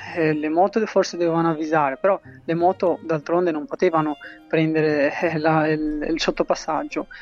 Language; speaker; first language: Italian; early bilingual, other home language; Tigrinya